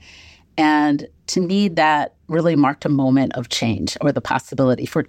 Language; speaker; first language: English; native; English